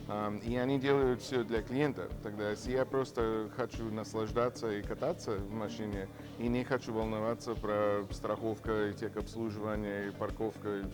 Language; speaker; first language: Russian; non-native, fluent; English